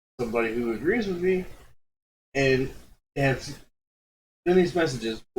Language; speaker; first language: English; native; English